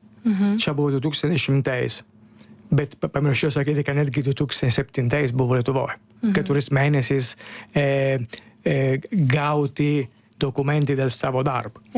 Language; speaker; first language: Lithuanian; non-native, learner; Italian